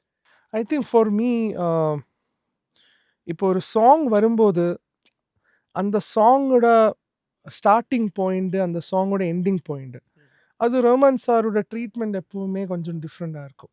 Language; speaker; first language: Tamil; non-native, learner; Malayalam